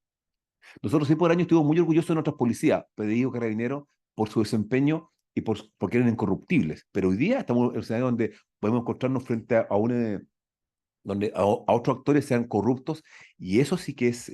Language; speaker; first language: Spanish; native; Spanish